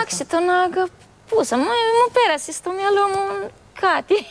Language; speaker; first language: Greek; non-native, learner; Romanian